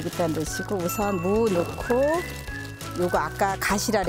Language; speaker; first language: Korean; native; Korean